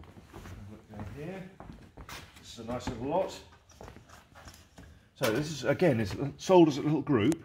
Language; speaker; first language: English; native; English